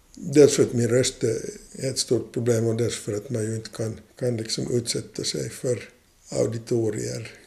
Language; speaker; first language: Swedish; native; Swedish